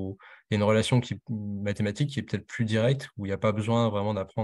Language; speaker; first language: French; native; French